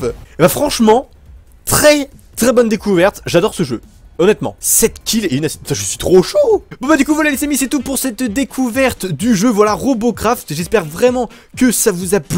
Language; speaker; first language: French; native; French